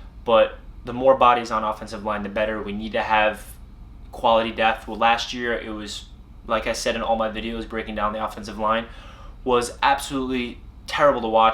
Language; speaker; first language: English; native; English